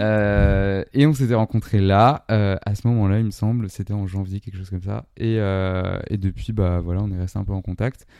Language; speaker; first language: French; native; French